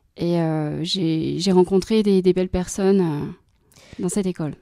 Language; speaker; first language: French; native; French